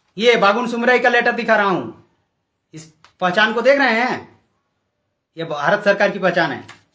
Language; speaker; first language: Hindi; non-native, local second language; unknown